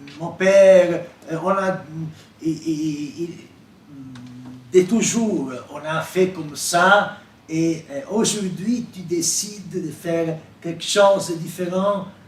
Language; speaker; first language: French; non-native, fluent; Italian